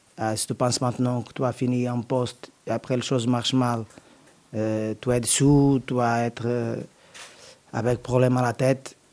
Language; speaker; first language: French; non-native, learner; Portuguese